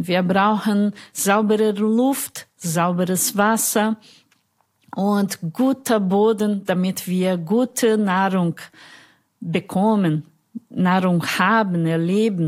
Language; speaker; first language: German; non-native, fluent; Portuguese